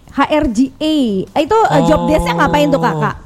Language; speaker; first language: Indonesian; native; Indonesian